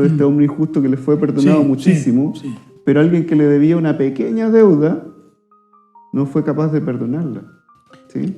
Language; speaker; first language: Spanish; native; Spanish